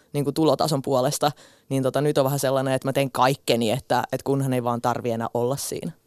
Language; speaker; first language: Finnish; early bilingual, other home language; Russian